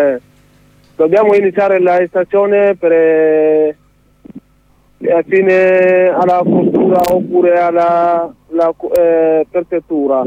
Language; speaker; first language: Italian; non-native, learner; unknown